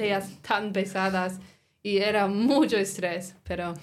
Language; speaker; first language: Spanish; non-native, learner; English